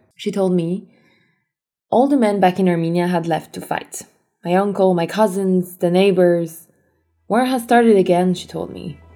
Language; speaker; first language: English; early bilingual, other home language; Armenian